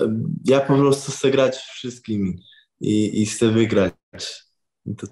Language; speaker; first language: Polish; early bilingual, heritage; English